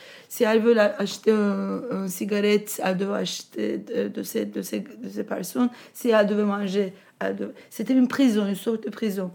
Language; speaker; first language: French; non-native, fluent; Turkish